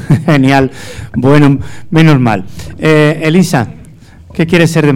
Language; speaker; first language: Spanish; native; Spanish